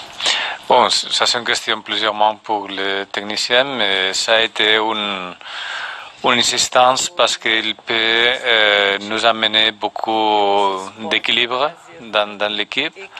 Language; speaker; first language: French; non-native, fluent; Spanish